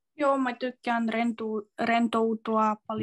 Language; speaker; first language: Finnish; non-native, learner; Russian